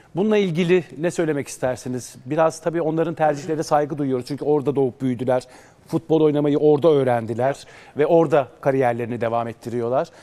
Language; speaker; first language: Turkish; native; Turkish